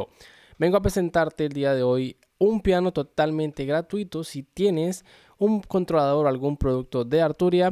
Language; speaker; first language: Spanish; native; Spanish